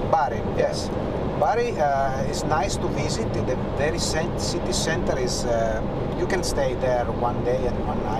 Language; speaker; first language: English; non-native, learner; Italian